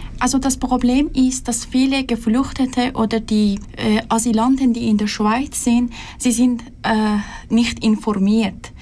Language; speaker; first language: German; non-native, fluent; Persian